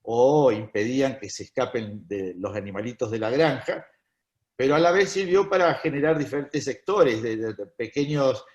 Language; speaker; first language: Spanish; native; Spanish